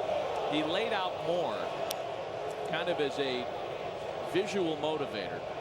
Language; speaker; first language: English; native; English